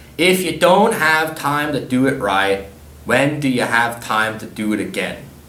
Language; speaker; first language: English; early bilingual, other home language; German